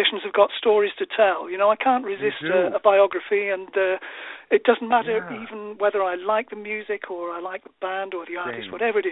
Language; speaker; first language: English; native; English